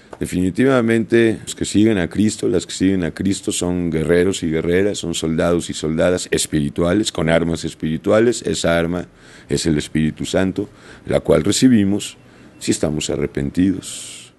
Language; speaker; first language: Spanish; native; Spanish